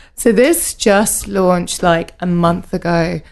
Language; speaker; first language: English; native; English